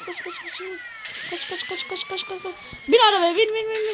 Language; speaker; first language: Turkish; native; Turkish